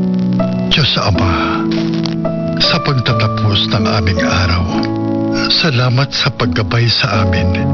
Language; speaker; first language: Filipino; native; Filipino